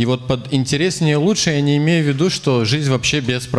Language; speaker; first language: Russian; native; Russian